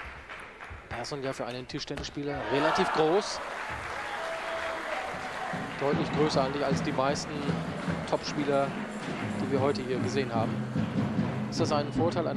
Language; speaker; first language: German; native; German